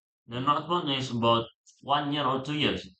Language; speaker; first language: English; non-native, learner; Indonesian